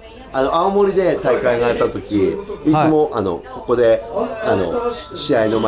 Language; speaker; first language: Japanese; native; Japanese